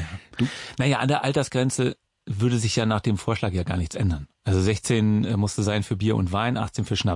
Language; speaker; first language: German; native; German